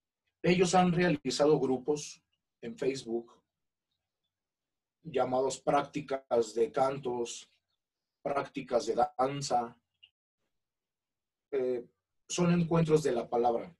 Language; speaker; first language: Spanish; native; Spanish